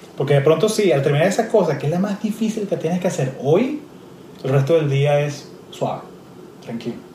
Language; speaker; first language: Spanish; native; Spanish